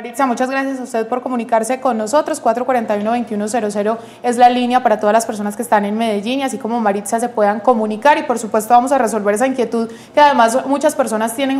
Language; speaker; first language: Spanish; native; Spanish